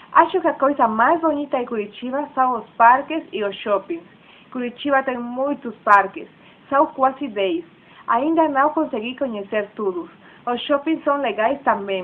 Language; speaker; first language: Portuguese; non-native, learner; Spanish